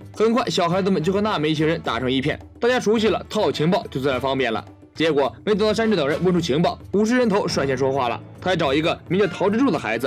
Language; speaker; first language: Chinese; native; Chinese